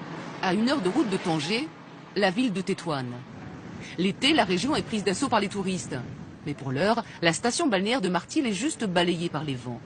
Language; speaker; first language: French; native; French